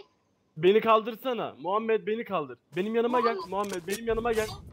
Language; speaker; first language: Turkish; native; Turkish